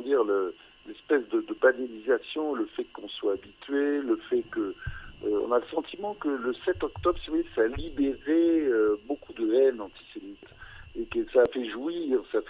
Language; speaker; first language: French; native; French